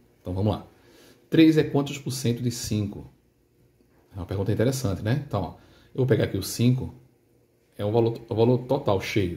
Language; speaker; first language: Portuguese; native; Portuguese